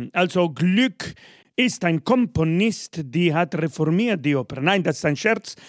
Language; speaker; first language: German; non-native, fluent; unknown